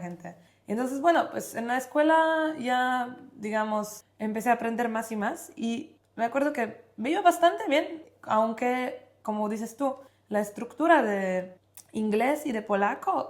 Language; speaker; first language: Spanish; non-native, fluent; Polish